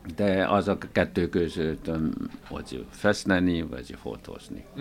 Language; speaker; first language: Hungarian; non-native, learner; Chinese